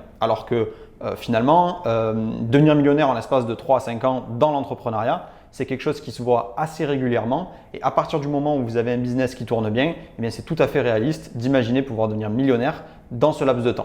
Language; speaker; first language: French; native; French